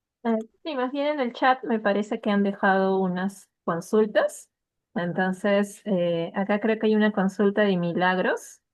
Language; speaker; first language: Spanish; native; Spanish